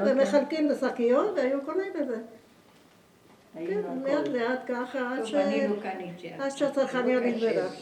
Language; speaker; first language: Hebrew; non-native, fluent; Spanish